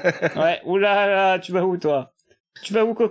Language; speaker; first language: French; native; French